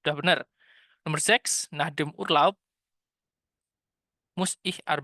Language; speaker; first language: German; non-native, fluent; Indonesian